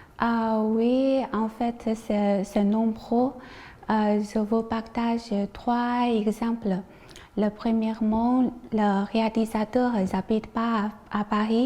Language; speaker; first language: French; non-native, learner; Chinese